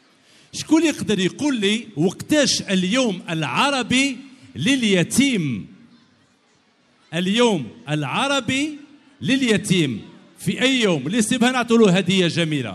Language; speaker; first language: Arabic; native; Arabic